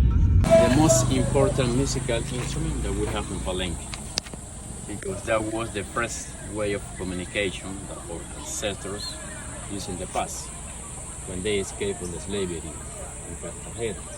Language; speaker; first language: English; non-native, fluent; Spanish